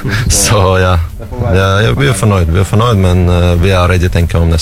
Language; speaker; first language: Norwegian; non-native, learner; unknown